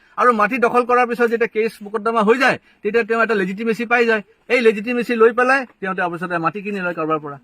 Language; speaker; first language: Assamese; non-native, local second language; Bangla